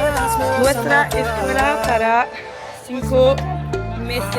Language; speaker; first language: Spanish; non-native, learner; French